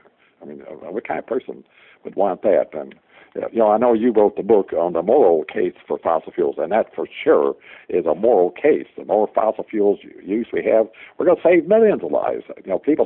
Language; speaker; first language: English; native; English